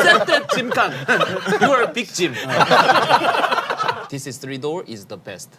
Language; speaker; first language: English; non-native, learner; Korean